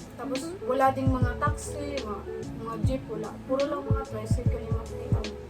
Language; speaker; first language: Filipino; non-native, local second language; Cebuano